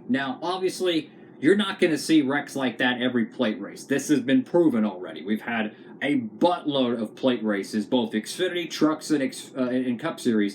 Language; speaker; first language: English; native; English